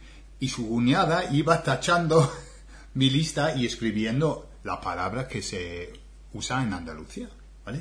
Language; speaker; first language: Spanish; non-native, fluent; English